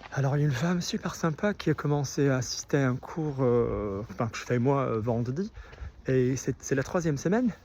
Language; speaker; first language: French; non-native, fluent; English